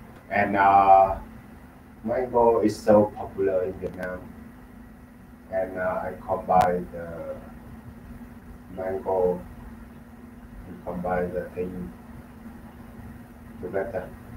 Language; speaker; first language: English; non-native, learner; Vietnamese